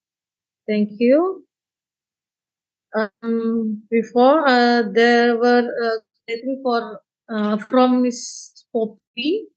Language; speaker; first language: English; non-native, learner; Indonesian